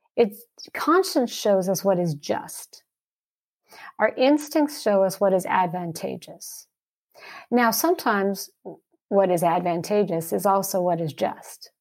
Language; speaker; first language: English; early bilingual, heritage; English